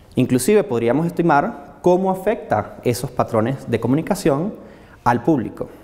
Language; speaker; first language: Spanish; native; Spanish